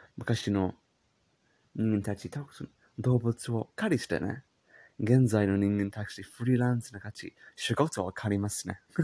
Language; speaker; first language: Japanese; non-native, learner; English